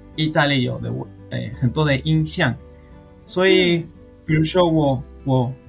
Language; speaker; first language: Chinese; non-native, learner; Spanish